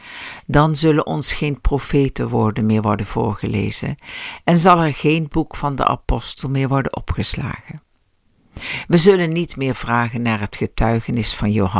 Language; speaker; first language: Dutch; native; Dutch